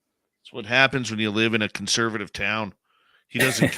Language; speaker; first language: English; native; English